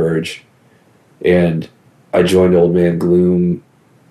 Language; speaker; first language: English; native; English